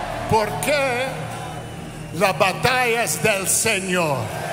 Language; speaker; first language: Spanish; non-native, learner; English